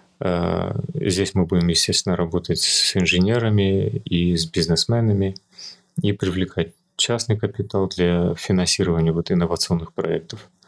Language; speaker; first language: Russian; early bilingual, other home language; Armenian